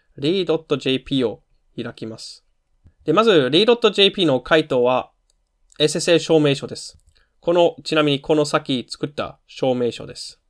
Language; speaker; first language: Japanese; non-native, fluent; German